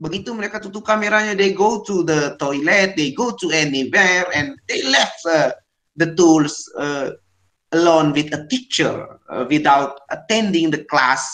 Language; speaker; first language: English; non-native, learner; Indonesian